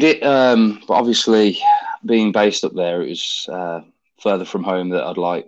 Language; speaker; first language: English; native; English